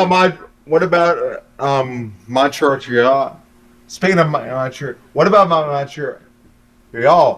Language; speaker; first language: English; native; English